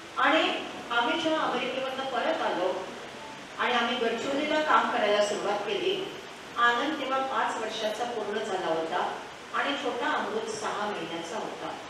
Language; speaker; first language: Marathi; non-native, local second language; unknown